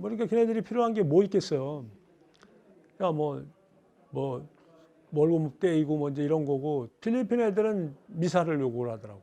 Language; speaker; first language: Korean; native; Korean